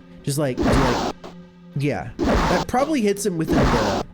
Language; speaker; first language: English; native; English